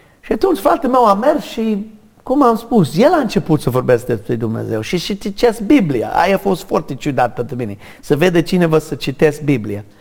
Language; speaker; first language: Romanian; non-native, learner; English